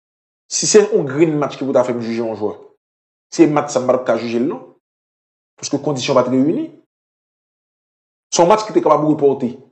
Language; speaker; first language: French; non-native, local second language; Haitian Creole